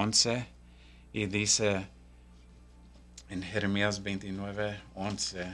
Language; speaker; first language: Spanish; early bilingual, heritage; Spanish